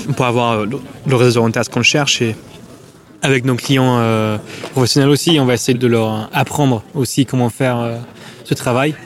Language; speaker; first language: French; non-native, fluent; English